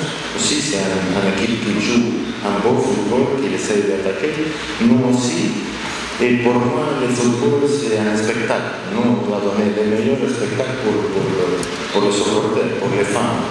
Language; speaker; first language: French; non-native, fluent; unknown